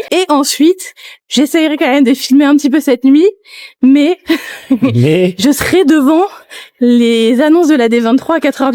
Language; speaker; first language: French; native; French